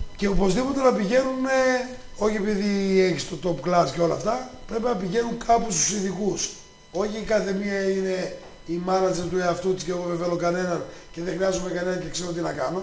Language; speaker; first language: Greek; native; Greek